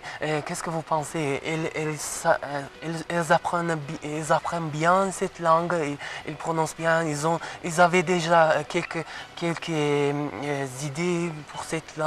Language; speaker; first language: French; non-native, fluent; Azerbaijani